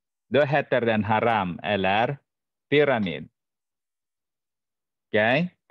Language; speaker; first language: Swedish; non-native, fluent; Arabic